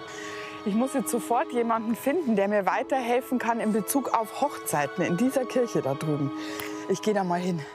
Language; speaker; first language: German; native; German